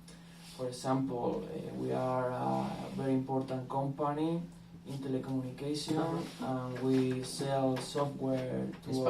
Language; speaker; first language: English; non-native, learner; Spanish